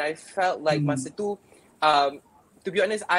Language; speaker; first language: English; non-native, local second language; Malay